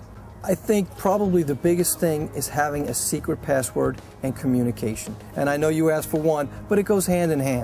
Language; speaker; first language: English; native; English